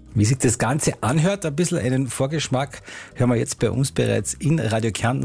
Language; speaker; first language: German; native; German